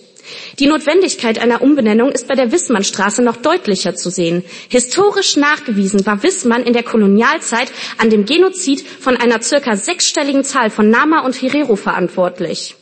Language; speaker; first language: German; native; German